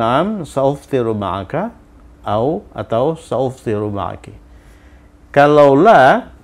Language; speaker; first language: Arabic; non-native, fluent; Indonesian